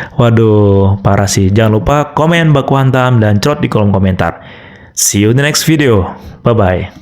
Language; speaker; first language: Indonesian; native; Indonesian